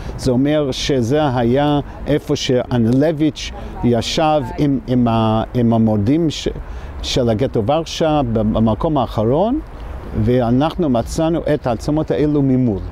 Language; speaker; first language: Hebrew; non-native, fluent; English